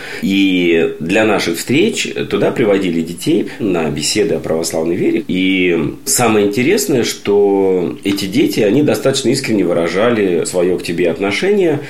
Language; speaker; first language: Russian; native; Russian